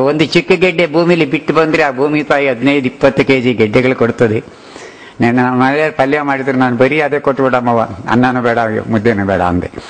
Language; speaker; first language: Kannada; non-native, local second language; Telugu